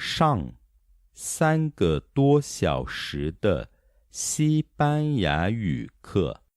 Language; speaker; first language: Chinese; non-native, fluent; Portuguese